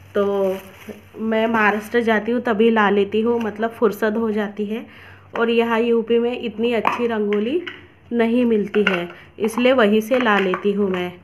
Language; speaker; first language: Hindi; non-native, local second language; Marathi